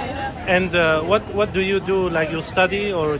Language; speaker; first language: English; non-native, learner; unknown